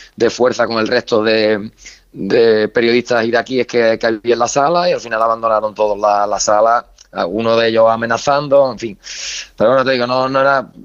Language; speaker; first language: Spanish; native; Spanish